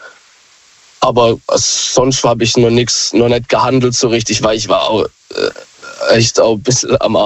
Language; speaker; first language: German; native; German